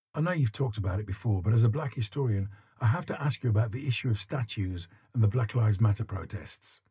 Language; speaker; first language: English; native; English